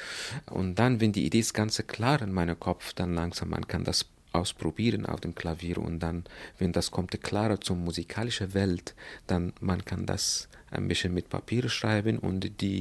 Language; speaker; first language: German; non-native, fluent; Arabic